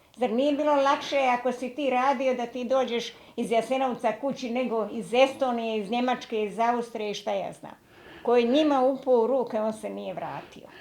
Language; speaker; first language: Bosnian; native; Bosnian